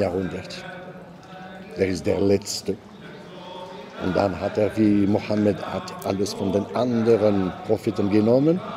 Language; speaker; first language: German; non-native, fluent; Arabic